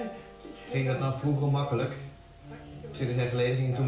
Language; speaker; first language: Dutch; native; Dutch